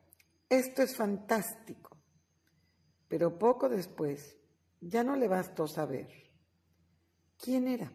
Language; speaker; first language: Spanish; native; Spanish